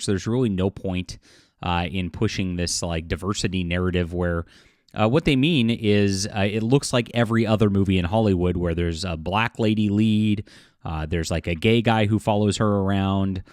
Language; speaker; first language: English; native; English